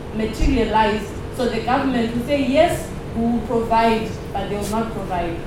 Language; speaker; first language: English; non-native, local second language; Shona